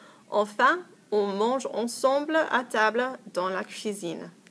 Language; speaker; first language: French; non-native, fluent; English